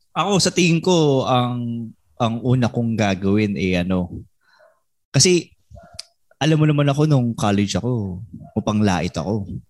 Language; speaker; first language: Filipino; native; Filipino